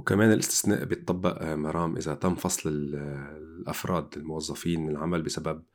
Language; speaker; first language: Arabic; native; Arabic